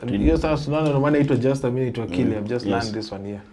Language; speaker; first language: English; non-native, local second language; Swahili